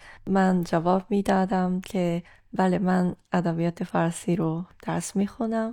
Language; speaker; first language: Persian; non-native, fluent; Japanese